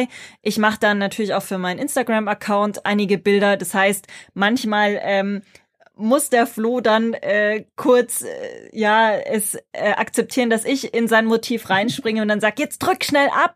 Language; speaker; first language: German; native; German